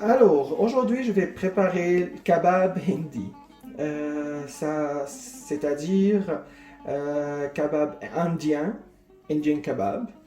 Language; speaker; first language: French; non-native, fluent; Arabic